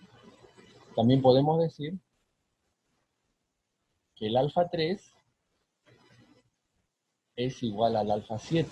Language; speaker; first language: Spanish; native; Spanish